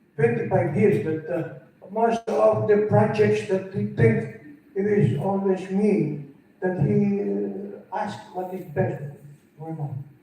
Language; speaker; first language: English; non-native, local second language; Filipino